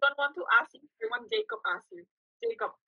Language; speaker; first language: English; non-native, fluent; Indonesian